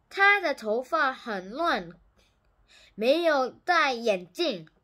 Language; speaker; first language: Chinese; non-native, learner; English